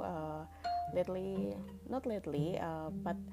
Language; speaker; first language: English; non-native, learner; Indonesian